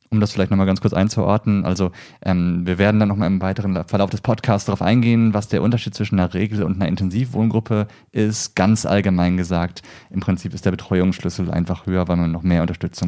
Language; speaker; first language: German; native; German